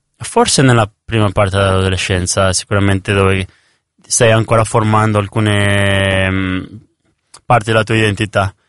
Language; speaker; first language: Italian; early bilingual, other home language; Spanish